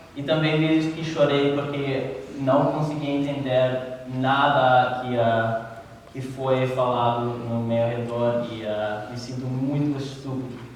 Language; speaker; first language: Portuguese; non-native, learner; English